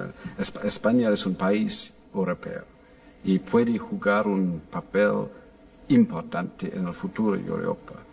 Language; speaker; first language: Spanish; non-native, fluent; English